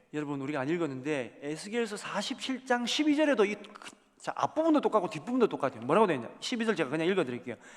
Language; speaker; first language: Korean; native; Korean